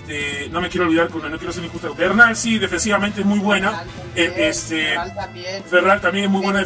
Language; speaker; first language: Spanish; native; Spanish